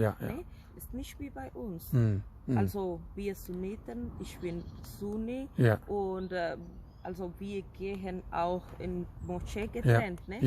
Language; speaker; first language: German; non-native, fluent; Spanish